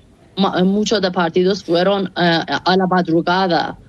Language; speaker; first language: Spanish; non-native, fluent; Persian